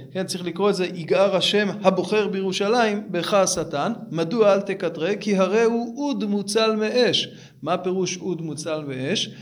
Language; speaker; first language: Hebrew; native; Hebrew